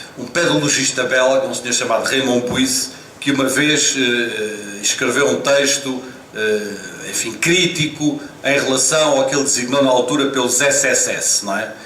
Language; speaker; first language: Portuguese; native; Portuguese